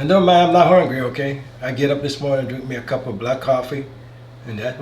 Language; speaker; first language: English; native; English